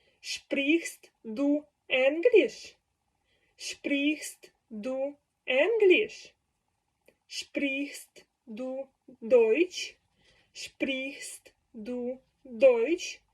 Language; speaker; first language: German; non-native, learner; Ukrainian